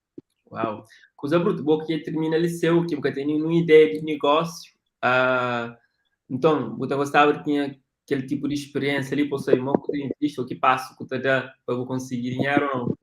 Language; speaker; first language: Portuguese; non-native, local second language; Kabuverdianu